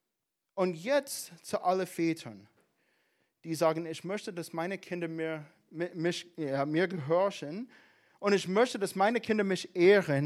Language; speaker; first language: German; non-native, fluent; English